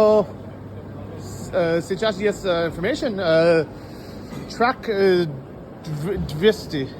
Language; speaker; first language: Russian; non-native, learner; English